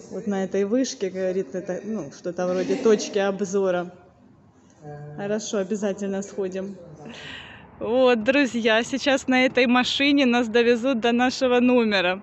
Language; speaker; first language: Russian; native; Russian